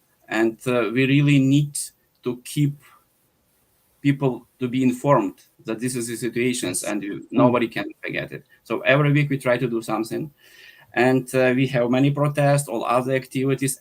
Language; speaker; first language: English; non-native, fluent; Ukrainian